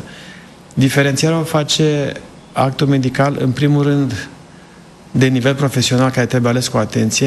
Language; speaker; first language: Romanian; native; Romanian